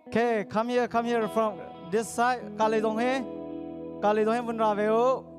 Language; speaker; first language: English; non-native, learner; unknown